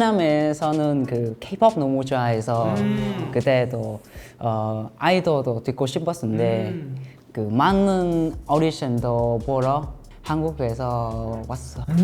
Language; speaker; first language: Korean; non-native, learner; Vietnamese